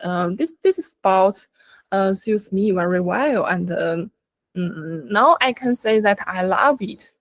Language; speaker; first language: English; non-native, learner; Chinese